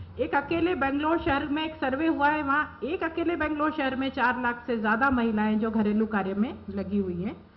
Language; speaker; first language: Hindi; native; Hindi